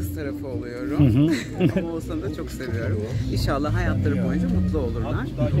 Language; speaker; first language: Turkish; native; Turkish